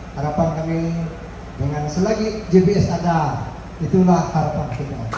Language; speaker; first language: Malay; non-native, local second language; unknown